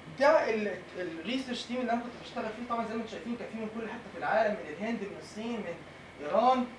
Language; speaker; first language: Arabic; native; Arabic